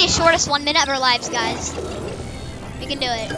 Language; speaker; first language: English; native; English